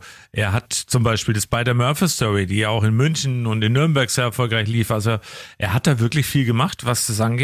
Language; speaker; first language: German; native; German